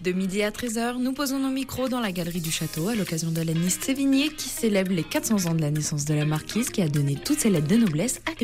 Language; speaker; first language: French; native; French